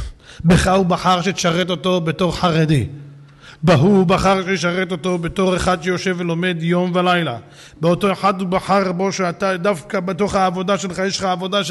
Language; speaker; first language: Hebrew; native; Hebrew